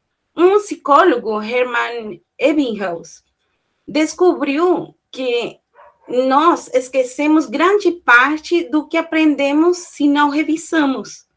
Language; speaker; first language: Portuguese; non-native, fluent; Spanish